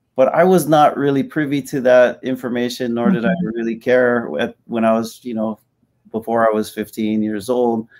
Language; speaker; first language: English; native; English